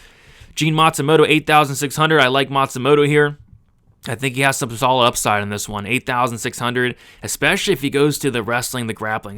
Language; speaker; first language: English; native; English